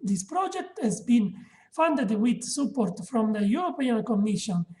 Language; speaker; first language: English; non-native, learner; Italian